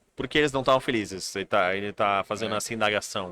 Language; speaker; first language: Portuguese; native; Portuguese